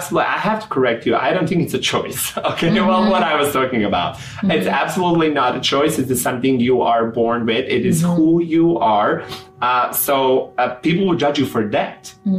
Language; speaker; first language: English; non-native, fluent; Serbian